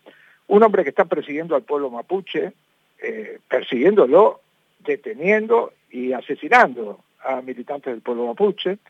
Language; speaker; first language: Spanish; native; Spanish